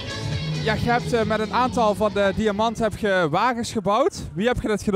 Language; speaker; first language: Dutch; native; Dutch